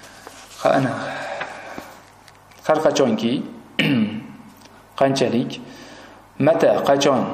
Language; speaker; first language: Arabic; non-native, fluent; Uzbek